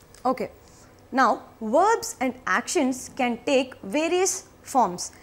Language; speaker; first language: English; non-native, local second language; Tamil